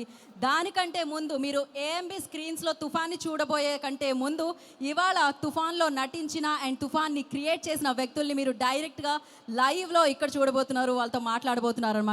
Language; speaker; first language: Telugu; native; Telugu